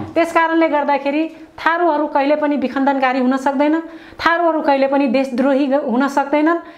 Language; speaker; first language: Nepali; non-native, local second language; Rana Tharu